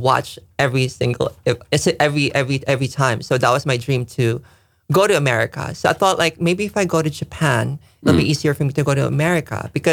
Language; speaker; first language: English; non-native, local second language; Filipino